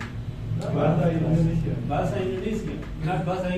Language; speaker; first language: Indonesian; non-native, learner; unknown